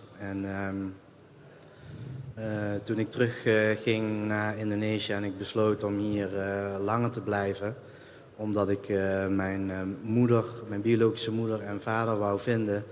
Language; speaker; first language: Dutch; early bilingual, other home language; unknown